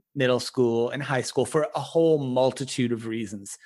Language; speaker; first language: English; native; English